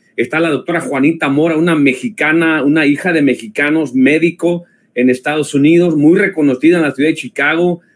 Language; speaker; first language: Spanish; native; Spanish